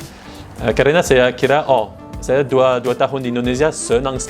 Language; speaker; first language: Indonesian; non-native, fluent; French